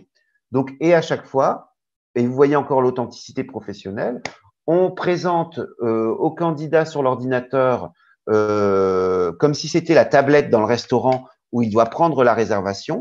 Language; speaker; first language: French; native; French